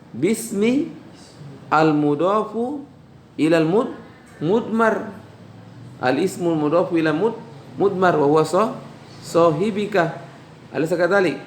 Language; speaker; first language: Arabic; non-native, fluent; Indonesian